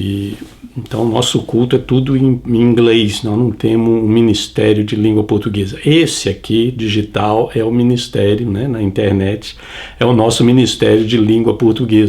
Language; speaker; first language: Portuguese; native; Portuguese